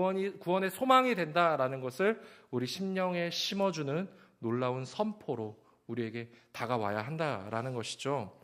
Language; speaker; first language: Korean; native; Korean